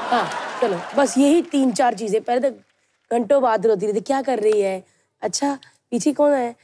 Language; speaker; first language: Hindi; native; Hindi